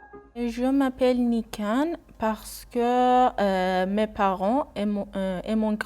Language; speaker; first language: French; non-native, learner; Persian